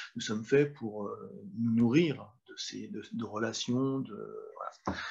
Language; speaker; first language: French; native; French